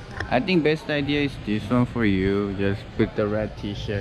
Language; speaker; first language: English; non-native, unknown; Korean